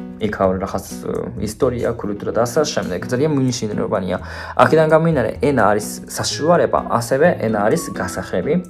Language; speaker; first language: Georgian; non-native, fluent; Japanese